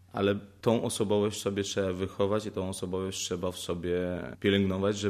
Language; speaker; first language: Polish; early bilingual, other home language; Ukrainian